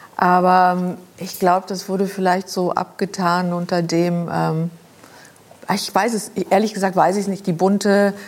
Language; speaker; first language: German; non-native, local second language; Luxembourgish